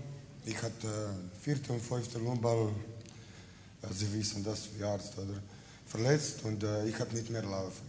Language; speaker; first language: German; non-native, learner; Croatian